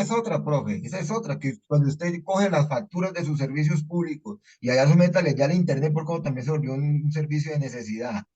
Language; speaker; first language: Spanish; native; Spanish